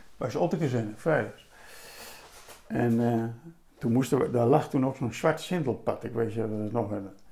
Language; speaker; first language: Dutch; native; Dutch